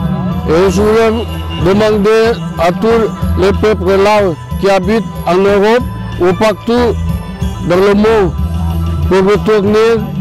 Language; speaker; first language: French; non-native, learner; Lao